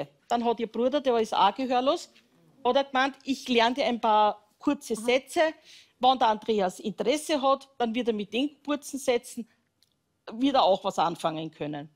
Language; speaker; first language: German; native; German